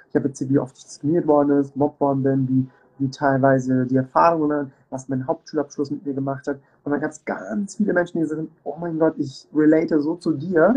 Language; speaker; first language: German; early bilingual, other home language; Turkish